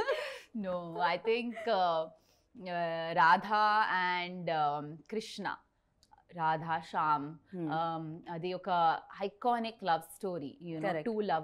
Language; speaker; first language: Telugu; non-native, learner; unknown